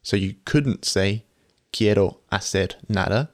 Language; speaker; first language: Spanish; non-native, fluent; English